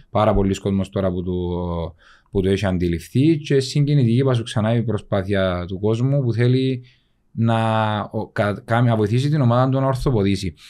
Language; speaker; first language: Greek; native; Greek